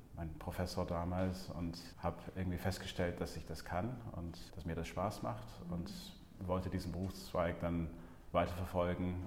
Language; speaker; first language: German; non-native, fluent; English